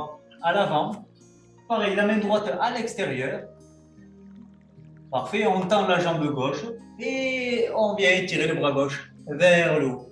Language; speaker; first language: French; native; French